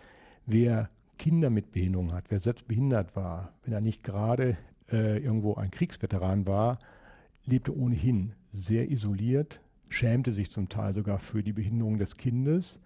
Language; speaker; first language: German; native; German